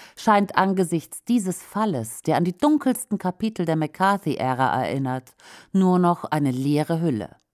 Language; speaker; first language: German; native; German